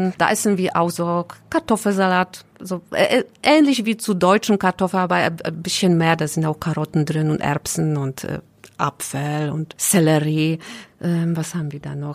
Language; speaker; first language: German; non-native, learner; Polish